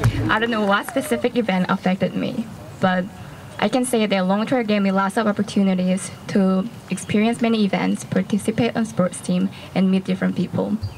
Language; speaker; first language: English; non-native, fluent; Korean